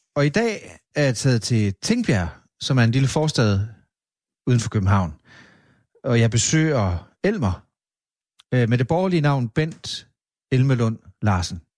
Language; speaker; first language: Danish; native; Danish